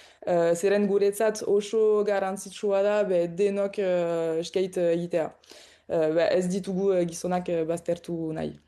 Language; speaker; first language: Basque; non-native, local second language; French